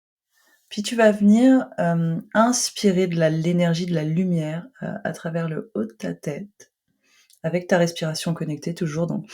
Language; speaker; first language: French; native; French